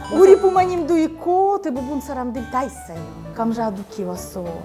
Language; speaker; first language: Korean; non-native, fluent; Russian